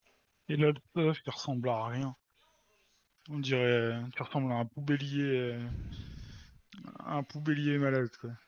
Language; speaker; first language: French; native; French